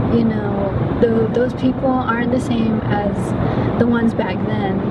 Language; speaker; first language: English; native; English